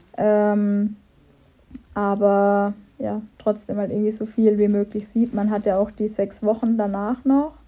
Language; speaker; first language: German; native; German